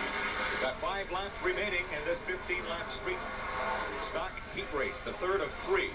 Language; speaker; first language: English; native; English